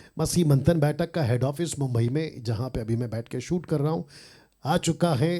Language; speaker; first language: Hindi; native; Hindi